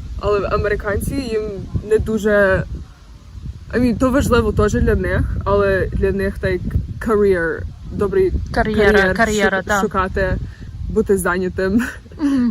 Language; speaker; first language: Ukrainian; early bilingual, other home language; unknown